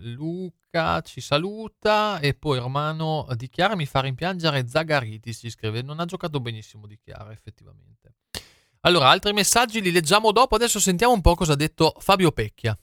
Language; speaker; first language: Italian; native; Italian